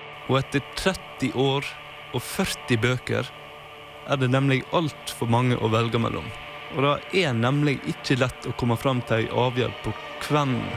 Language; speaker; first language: Norwegian; native; Norwegian